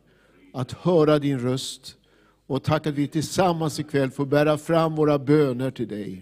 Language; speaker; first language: Swedish; native; Swedish